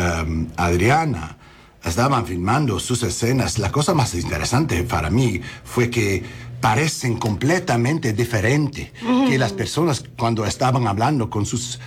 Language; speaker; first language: Spanish; early bilingual, heritage; English